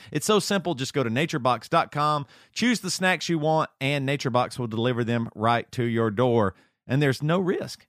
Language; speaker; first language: English; native; English